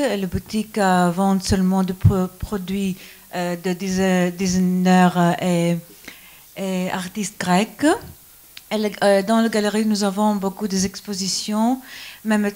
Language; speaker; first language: French; non-native, learner; Greek